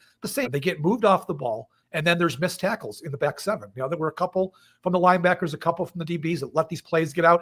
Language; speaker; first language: English; native; English